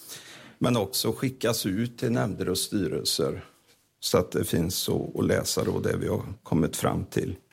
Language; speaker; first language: Swedish; native; Swedish